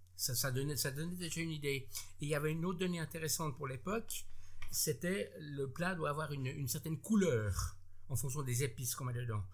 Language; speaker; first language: French; native; French